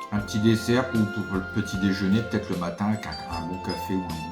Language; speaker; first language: French; native; French